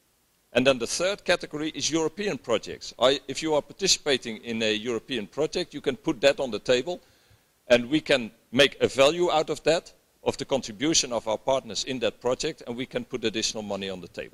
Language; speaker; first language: English; non-native, fluent; Dutch